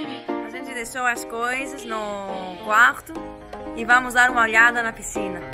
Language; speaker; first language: Portuguese; non-native, learner; Greek